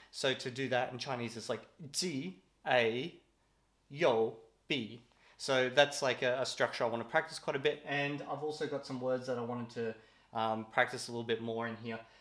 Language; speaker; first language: English; native; English